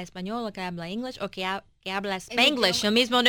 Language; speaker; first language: Spanish; early bilingual, heritage; English